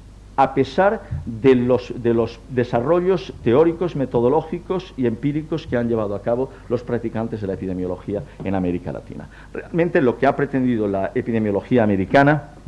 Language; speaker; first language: Spanish; native; Spanish